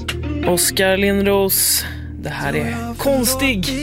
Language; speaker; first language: Swedish; native; Swedish